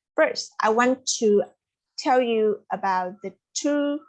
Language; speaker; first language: English; non-native, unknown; Vietnamese